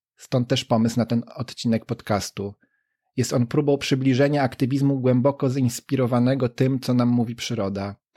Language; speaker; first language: Polish; native; Polish